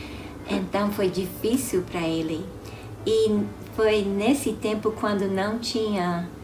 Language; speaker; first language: Portuguese; non-native, fluent; English